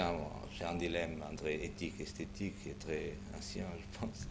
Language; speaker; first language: French; non-native, fluent; Portuguese